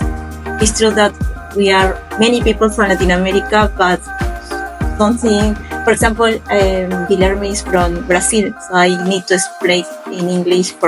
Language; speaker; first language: English; non-native, learner; Spanish